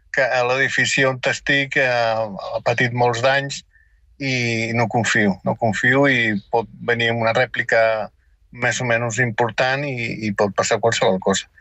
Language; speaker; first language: Catalan; early bilingual, heritage; Catalan